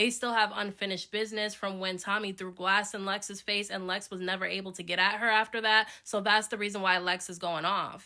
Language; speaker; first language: English; native; English